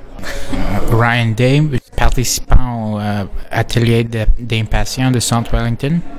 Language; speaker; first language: French; non-native, local second language; English